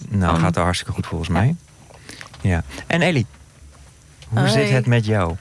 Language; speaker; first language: Dutch; native; Dutch